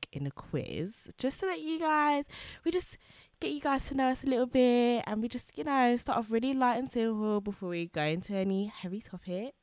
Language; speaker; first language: English; native; English